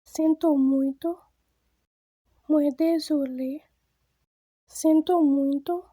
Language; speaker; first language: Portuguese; non-native, fluent; Haitian Creole